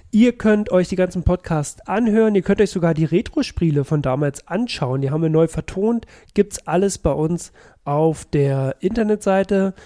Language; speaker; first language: German; native; German